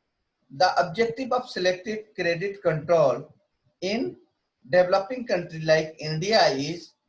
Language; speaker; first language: English; non-native, local second language; Hindi